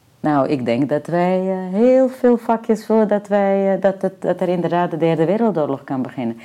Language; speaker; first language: Dutch; non-native, fluent; Serbian